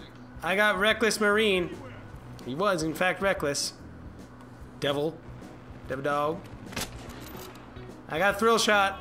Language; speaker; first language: English; native; English